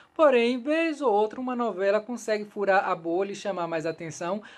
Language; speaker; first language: Portuguese; native; Portuguese